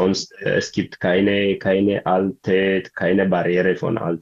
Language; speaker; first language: German; non-native, learner; Tigrinya